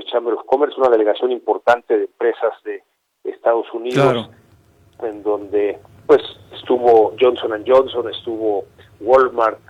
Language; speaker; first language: Spanish; native; Spanish